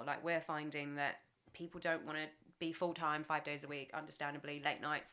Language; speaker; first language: English; native; English